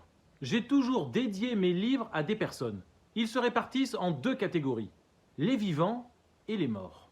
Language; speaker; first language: French; native; French